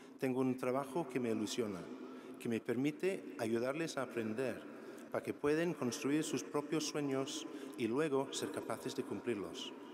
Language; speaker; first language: Spanish; non-native, fluent; English